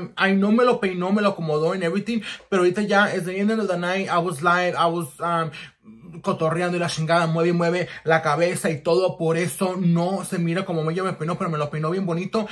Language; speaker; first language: Spanish; early bilingual, heritage; Spanish